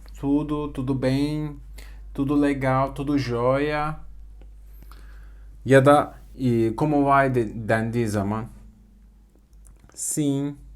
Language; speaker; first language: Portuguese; non-native, fluent; Turkish